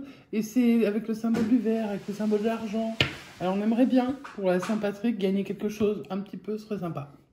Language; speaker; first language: French; native; French